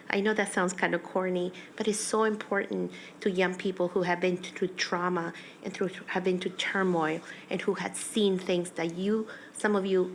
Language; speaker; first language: English; early bilingual, other home language; Spanish